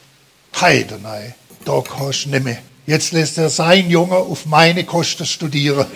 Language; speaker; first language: German; native; German